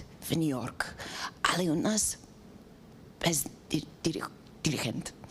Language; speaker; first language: Ukrainian; non-native, learner; English